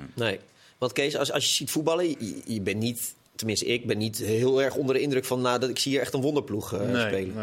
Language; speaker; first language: Dutch; native; Dutch